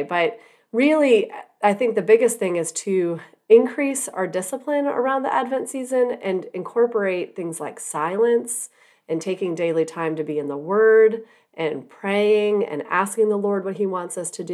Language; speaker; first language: English; native; English